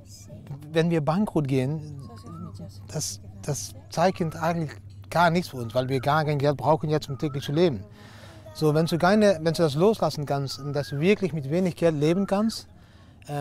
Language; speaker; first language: German; non-native, learner; Dutch